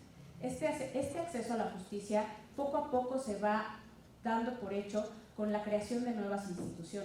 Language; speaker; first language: Spanish; native; Spanish